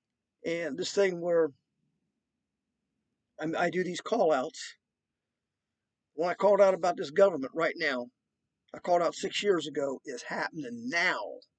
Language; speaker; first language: English; native; English